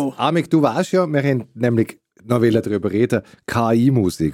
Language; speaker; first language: German; native; German